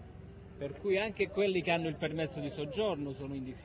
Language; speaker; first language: Italian; native; Italian